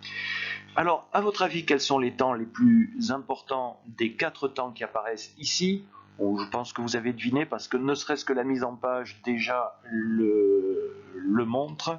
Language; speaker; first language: French; native; French